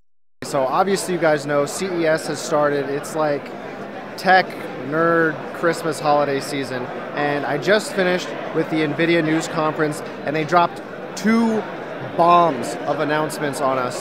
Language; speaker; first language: English; native; English